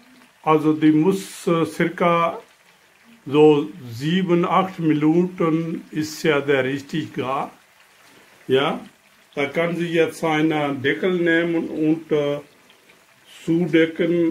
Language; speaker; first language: German; non-native, learner; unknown